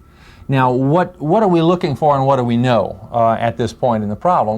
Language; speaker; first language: English; native; English